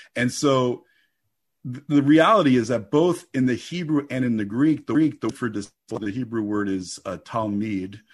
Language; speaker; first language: English; native; English